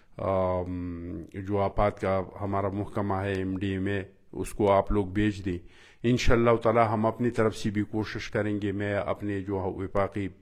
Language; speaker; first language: Urdu; non-native, local second language; Pashto